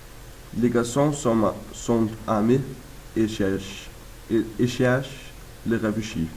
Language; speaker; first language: French; non-native, learner; German